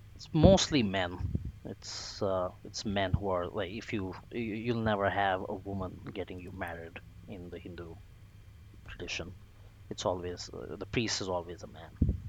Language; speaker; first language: English; non-native, local second language; Bangla